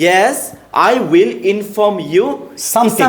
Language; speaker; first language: English; non-native, learner; Bangla